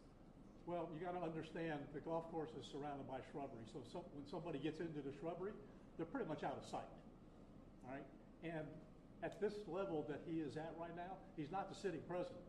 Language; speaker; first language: English; native; English